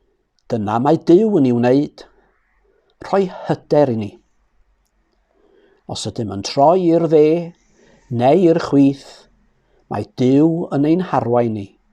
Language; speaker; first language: Welsh; native; Welsh